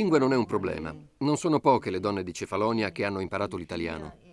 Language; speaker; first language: Italian; native; Italian